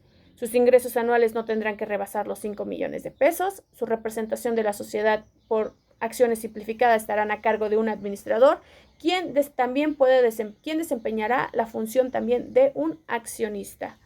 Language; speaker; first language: Spanish; native; Spanish